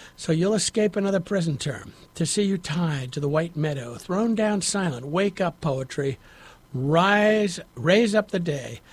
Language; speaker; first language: English; native; English